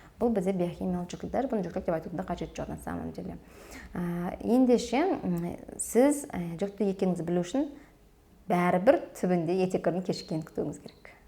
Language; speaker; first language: Kazakh; native; Kazakh